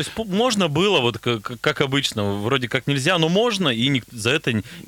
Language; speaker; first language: Russian; native; Russian